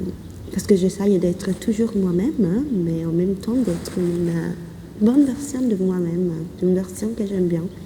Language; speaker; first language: French; non-native, fluent; Italian